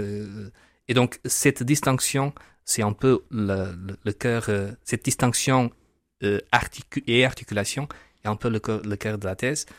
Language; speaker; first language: French; non-native, fluent; Portuguese